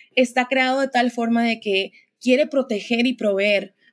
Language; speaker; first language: Spanish; early bilingual, heritage; Spanish